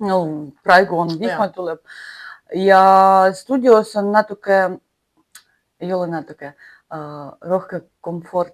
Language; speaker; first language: Estonian; non-native, learner; Russian